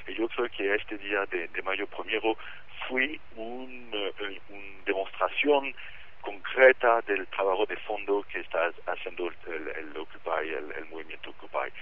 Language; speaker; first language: Spanish; non-native, fluent; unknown